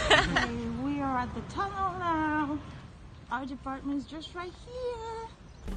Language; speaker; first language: English; non-native, fluent; French